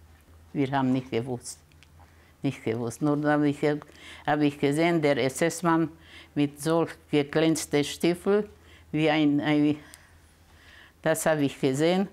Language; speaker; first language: German; early bilingual, heritage; German